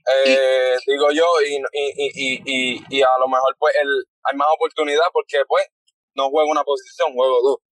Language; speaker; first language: Spanish; native; Spanish